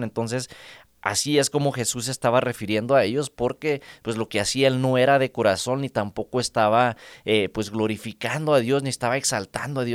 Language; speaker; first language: Spanish; native; Spanish